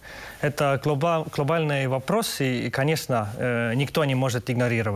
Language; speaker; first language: Russian; non-native, local second language; Estonian